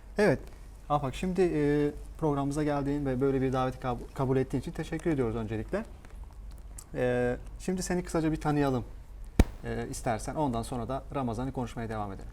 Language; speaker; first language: Turkish; native; Turkish